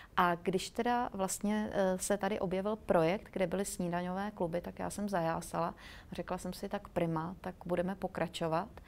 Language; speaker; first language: Czech; native; Czech